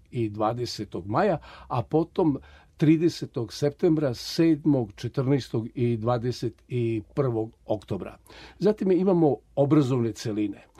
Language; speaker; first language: Serbian; native; Serbian